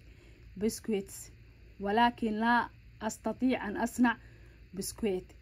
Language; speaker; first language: Arabic; non-native, local second language; Somali